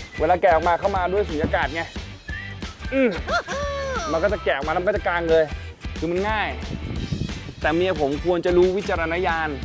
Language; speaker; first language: Thai; native; Thai